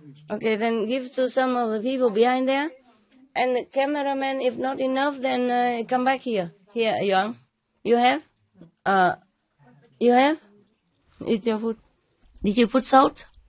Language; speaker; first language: English; non-native, fluent; Vietnamese